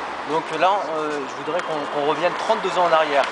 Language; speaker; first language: French; native; French